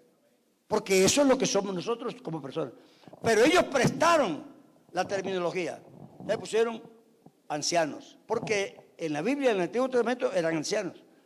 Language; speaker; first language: Spanish; native; Spanish